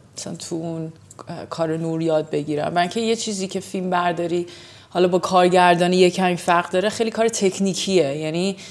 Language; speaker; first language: Persian; early bilingual, heritage; Persian